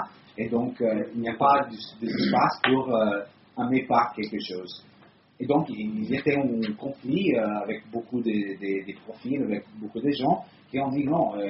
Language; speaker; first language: French; non-native, learner; Italian